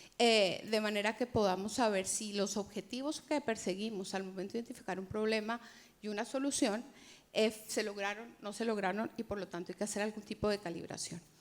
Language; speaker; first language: Spanish; native; Spanish